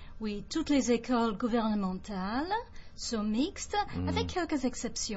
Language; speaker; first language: French; non-native, fluent; English